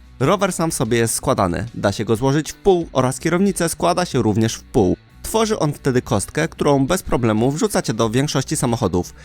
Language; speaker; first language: Polish; native; Polish